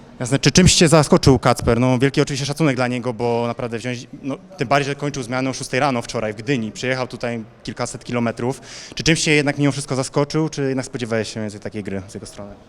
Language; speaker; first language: Polish; native; Polish